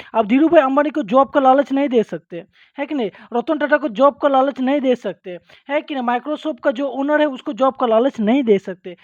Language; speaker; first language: Hindi; non-native, local second language; Bangla